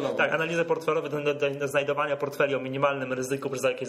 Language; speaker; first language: Polish; native; Polish